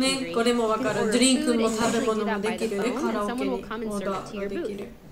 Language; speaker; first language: Japanese; non-native, learner; Georgian